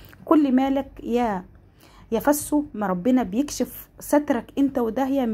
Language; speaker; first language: Arabic; native; Arabic